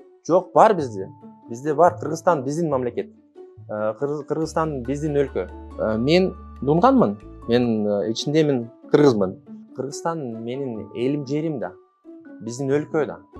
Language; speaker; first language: Kyrgyz; non-native, local second language; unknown